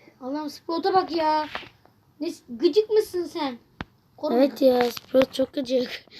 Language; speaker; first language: Turkish; native; Turkish